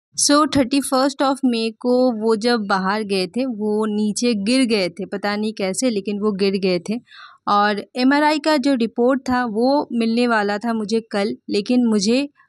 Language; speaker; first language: Hindi; non-native, local second language; Bangla